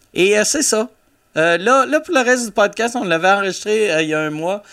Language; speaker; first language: French; native; French